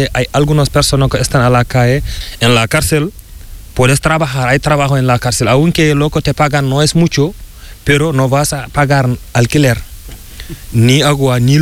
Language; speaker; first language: Spanish; non-native, learner; Fula